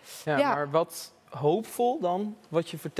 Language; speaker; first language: Dutch; native; Dutch